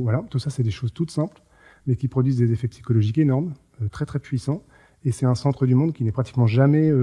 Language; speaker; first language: French; native; French